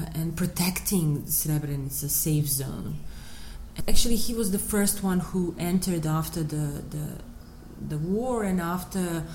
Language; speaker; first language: English; non-native, fluent; Bosnian